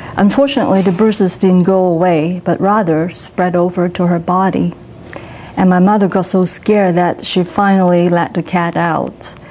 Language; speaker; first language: English; non-native, local second language; Cantonese